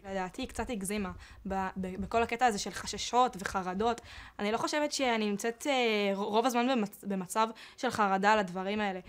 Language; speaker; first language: Hebrew; native; Hebrew